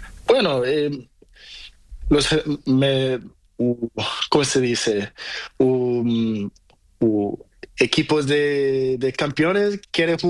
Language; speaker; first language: Spanish; non-native, learner; Portuguese